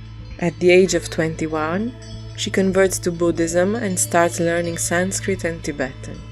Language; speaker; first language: English; non-native, fluent; French